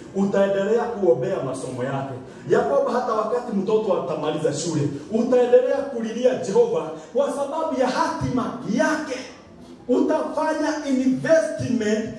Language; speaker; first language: Swahili; non-native, local second language; Kikuyu